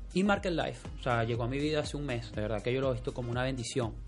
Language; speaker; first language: Spanish; native; Spanish